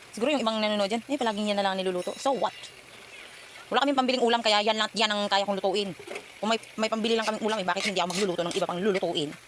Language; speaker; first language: Filipino; native; Filipino